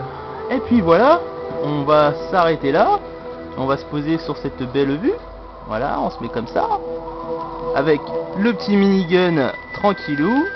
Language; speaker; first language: French; native; French